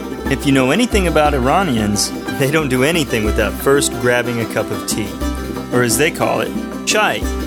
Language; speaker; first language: English; native; English